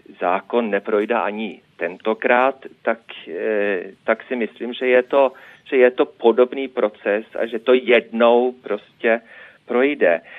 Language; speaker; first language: Czech; non-native, fluent; Norwegian